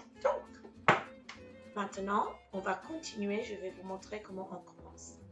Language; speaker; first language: French; non-native, fluent; English